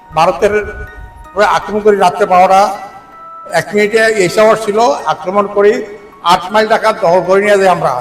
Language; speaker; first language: Bangla; native; Bangla